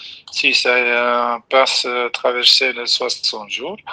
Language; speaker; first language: French; non-native, local second language; Dutch